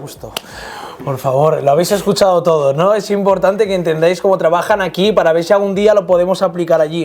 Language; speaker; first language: Spanish; native; Spanish